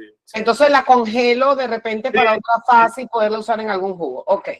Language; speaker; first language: Spanish; native; Spanish